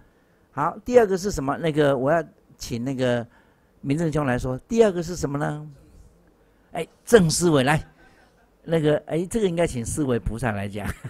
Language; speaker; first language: Chinese; native; Chinese